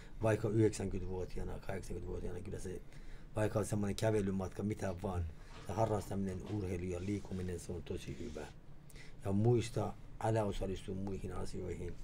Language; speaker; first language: Finnish; non-native, fluent; Persian